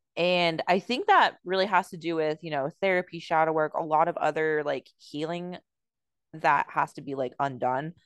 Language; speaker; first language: English; native; English